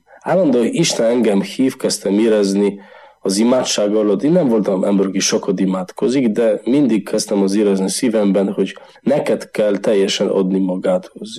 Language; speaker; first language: Hungarian; non-native, learner; Polish